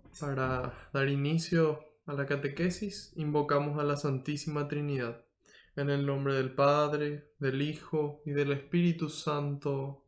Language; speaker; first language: Spanish; native; Spanish